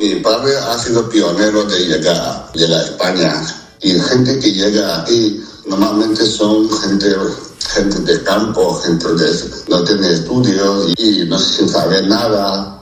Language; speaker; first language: Spanish; non-native, fluent; Chinese